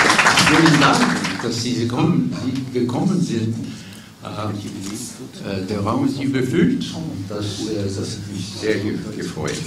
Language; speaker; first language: German; non-native, fluent; English